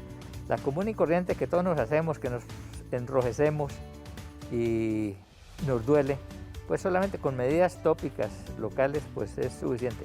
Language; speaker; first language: Spanish; native; Spanish